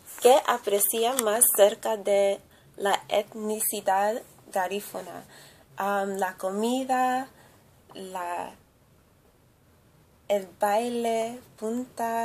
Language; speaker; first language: Spanish; early bilingual, heritage; English